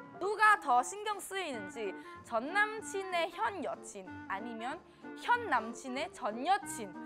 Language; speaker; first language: Korean; non-native, fluent; Thai